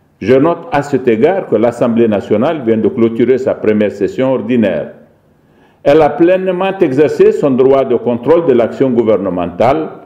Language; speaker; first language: French; non-native, local second language; Arabic